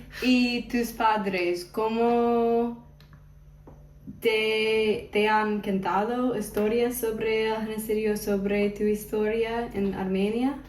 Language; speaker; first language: Spanish; non-native, fluent; English